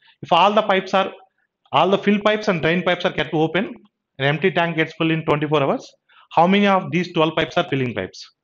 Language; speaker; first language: English; non-native, local second language; Telugu